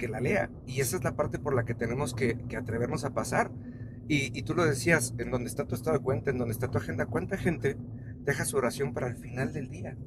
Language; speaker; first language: Spanish; native; Spanish